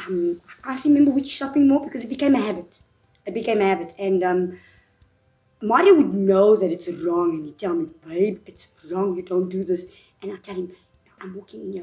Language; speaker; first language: English; native; English